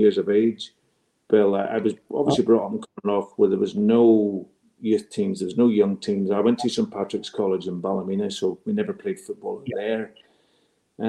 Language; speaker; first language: English; native; English